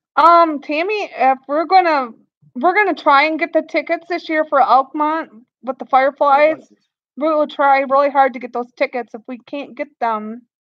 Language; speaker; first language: English; native; English